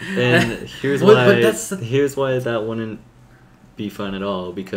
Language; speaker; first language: English; native; English